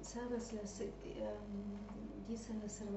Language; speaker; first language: Spanish; non-native, fluent; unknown